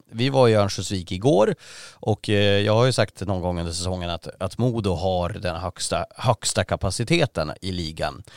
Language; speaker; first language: Swedish; native; Swedish